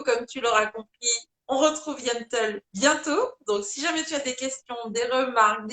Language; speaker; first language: French; native; French